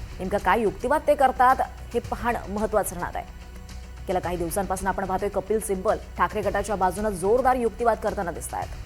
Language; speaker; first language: Marathi; native; Marathi